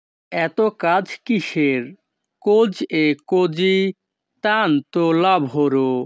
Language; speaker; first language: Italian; non-native, fluent; Bangla